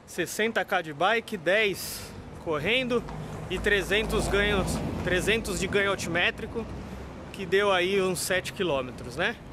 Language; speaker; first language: Portuguese; native; Portuguese